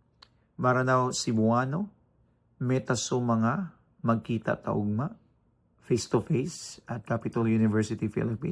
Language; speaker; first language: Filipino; non-native, local second language; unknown